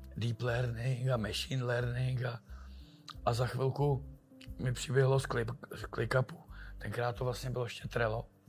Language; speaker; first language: Czech; native; Czech